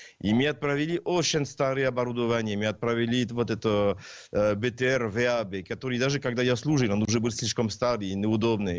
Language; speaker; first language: Russian; non-native, learner; French